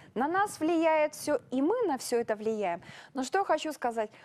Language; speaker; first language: Russian; native; Russian